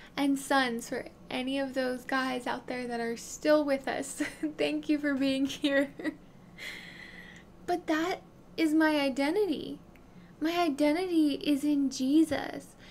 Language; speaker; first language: English; native; English